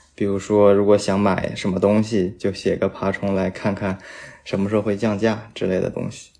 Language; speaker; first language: Chinese; native; Chinese